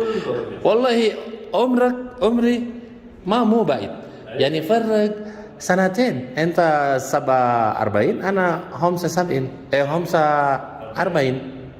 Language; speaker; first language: Arabic; non-native, learner; Indonesian